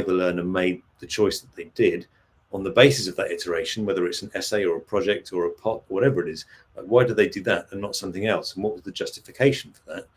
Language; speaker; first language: English; native; English